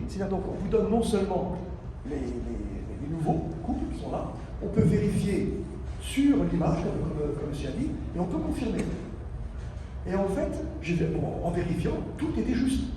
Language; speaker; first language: French; native; French